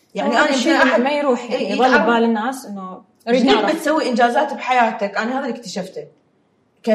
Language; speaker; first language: Arabic; native; Arabic